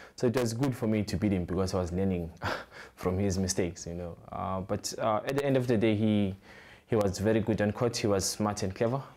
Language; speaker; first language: English; non-native, local second language; Zulu